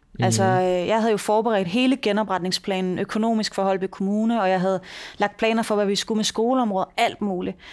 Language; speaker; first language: Danish; native; Danish